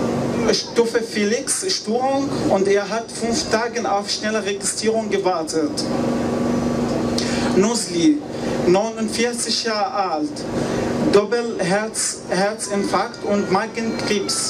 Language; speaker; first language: German; non-native, learner; Arabic